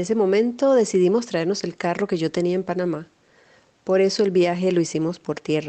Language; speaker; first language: Spanish; native; Spanish